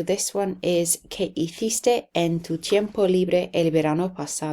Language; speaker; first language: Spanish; non-native, fluent; English